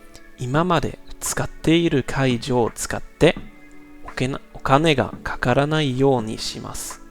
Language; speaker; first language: Japanese; non-native, learner; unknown